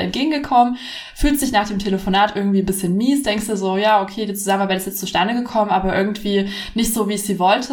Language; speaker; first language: German; native; German